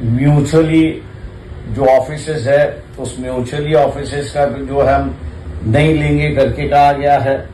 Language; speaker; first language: Hindi; non-native, local second language; Marathi